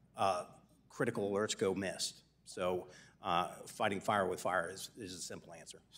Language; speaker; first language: English; native; English